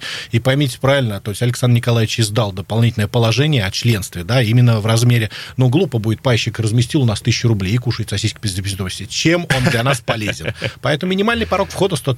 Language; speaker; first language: Russian; native; Russian